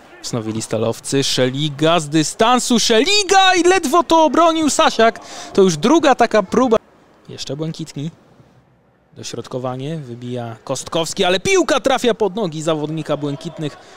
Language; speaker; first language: Polish; native; Polish